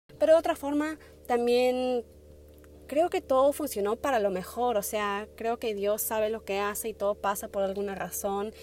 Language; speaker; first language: Spanish; early bilingual, heritage; Spanish